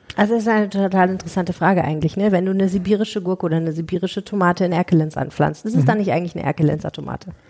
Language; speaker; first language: German; native; German